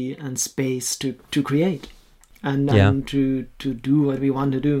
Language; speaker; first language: English; non-native, fluent; Norwegian